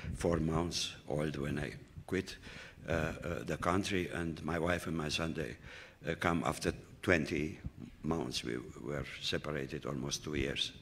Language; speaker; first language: English; non-native, fluent; Romanian